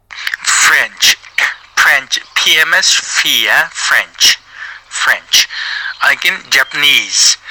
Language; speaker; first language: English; non-native, learner; Uyghur